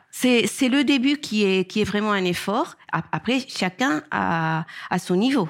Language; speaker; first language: French; non-native, fluent; Spanish